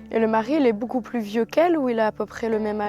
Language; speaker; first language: French; native; French